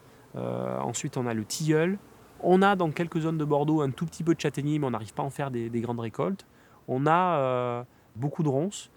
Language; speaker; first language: French; native; French